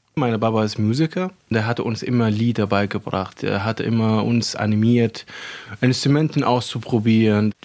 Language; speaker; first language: German; non-native, fluent; Arabic